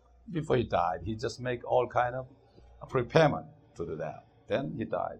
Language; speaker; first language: English; non-native, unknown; Korean